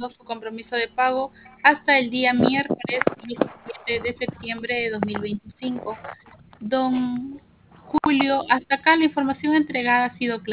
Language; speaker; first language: Spanish; native; Spanish